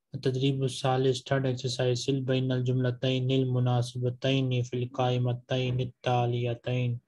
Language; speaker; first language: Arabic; non-native, fluent; Urdu